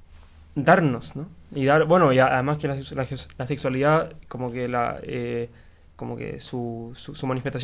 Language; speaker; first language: Spanish; native; Spanish